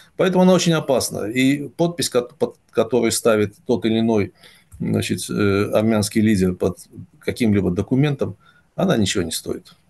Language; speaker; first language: Russian; non-native, local second language; Azerbaijani